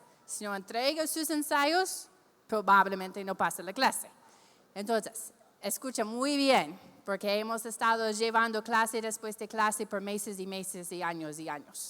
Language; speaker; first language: Spanish; non-native, fluent; English